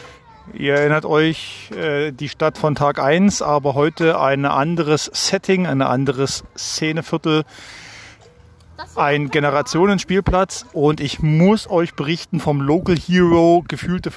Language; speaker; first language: German; native; German